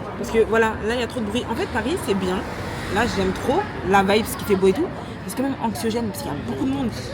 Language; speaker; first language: French; native; French